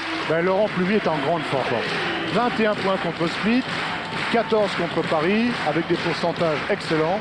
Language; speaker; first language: French; native; French